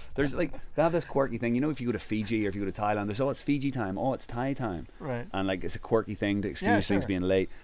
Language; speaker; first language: English; native; English